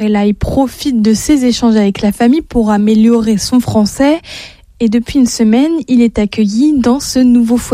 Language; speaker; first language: French; native; French